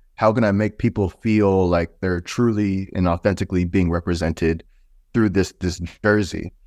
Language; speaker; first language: English; native; English